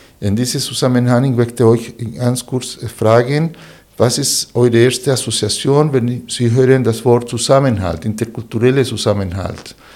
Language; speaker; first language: German; non-native, fluent; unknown